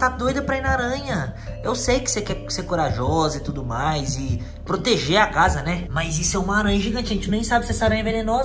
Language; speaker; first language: Portuguese; native; Portuguese